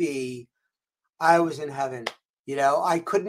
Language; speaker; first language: English; native; English